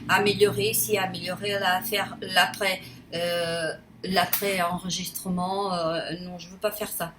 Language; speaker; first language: French; non-native, fluent; Portuguese